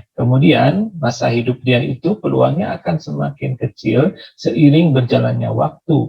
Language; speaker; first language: Indonesian; native; Indonesian